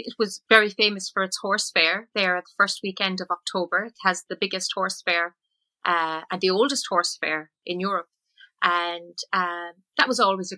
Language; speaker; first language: English; native; English